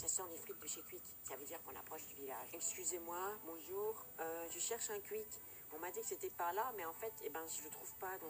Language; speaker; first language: French; native; French